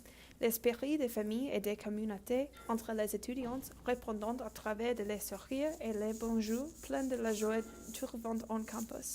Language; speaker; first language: French; non-native, learner; English